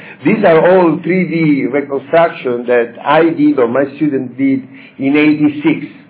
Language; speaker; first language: English; non-native, fluent; Italian